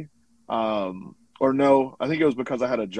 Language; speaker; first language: English; native; English